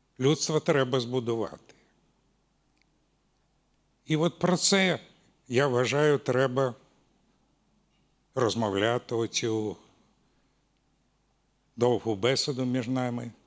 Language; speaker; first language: Ukrainian; non-native, local second language; Russian